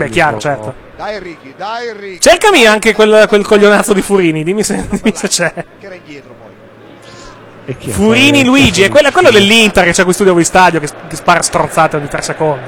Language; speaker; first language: Italian; native; Italian